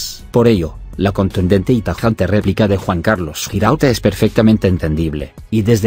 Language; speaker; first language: Spanish; native; Spanish